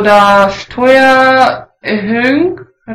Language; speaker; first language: German; non-native, learner; Russian